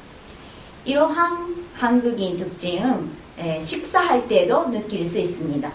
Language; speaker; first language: Korean; non-native, fluent; Japanese